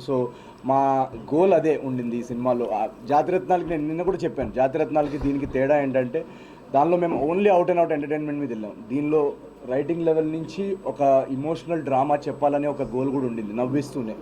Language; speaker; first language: Telugu; native; Telugu